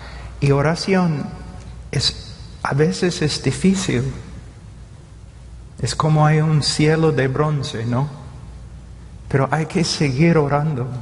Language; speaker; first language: Spanish; non-native, fluent; English